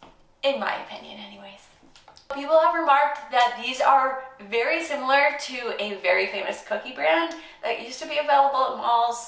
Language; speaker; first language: English; native; English